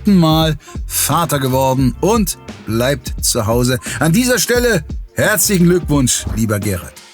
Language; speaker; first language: German; native; German